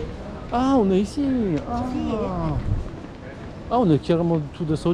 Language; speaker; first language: French; early bilingual, other home language; Polish